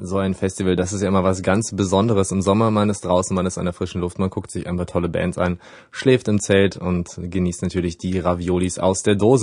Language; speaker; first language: German; native; German